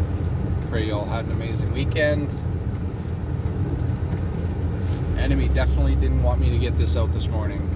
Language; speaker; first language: English; native; English